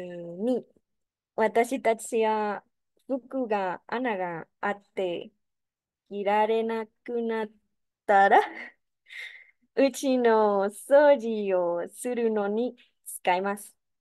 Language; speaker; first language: Japanese; non-native, learner; Spanish